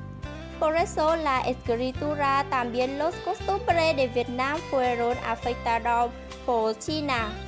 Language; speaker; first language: Spanish; non-native, learner; Vietnamese